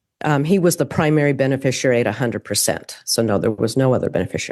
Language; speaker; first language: English; native; English